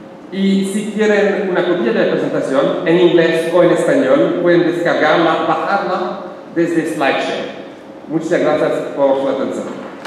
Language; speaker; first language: Spanish; non-native, learner; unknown